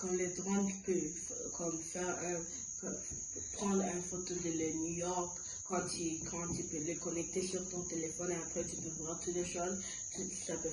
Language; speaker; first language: French; early bilingual, other home language; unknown